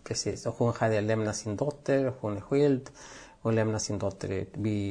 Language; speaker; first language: Swedish; non-native, fluent; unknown